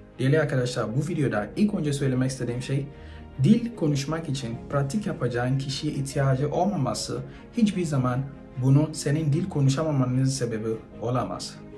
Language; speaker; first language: Turkish; non-native, fluent; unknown